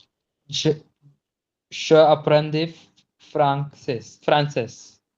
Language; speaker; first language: French; non-native, learner; Hindi